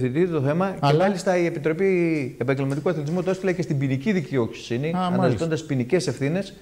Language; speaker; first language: Greek; native; Greek